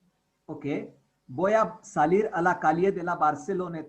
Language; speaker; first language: Spanish; non-native, fluent; Hindi